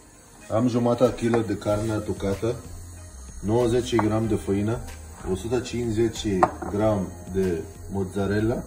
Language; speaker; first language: Romanian; non-native, learner; Arabic